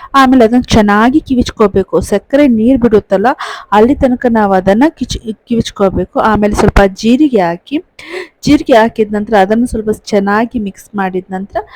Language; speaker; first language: Kannada; native; Kannada